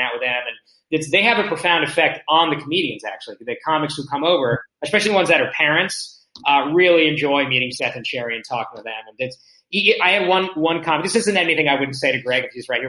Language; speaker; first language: English; native; English